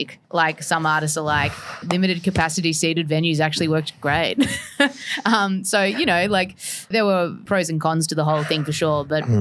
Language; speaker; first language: English; native; English